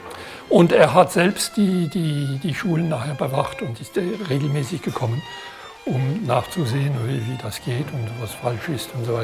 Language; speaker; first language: German; non-native, fluent; French